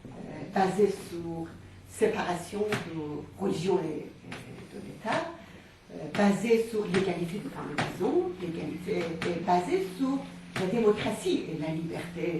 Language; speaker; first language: French; non-native, fluent; Persian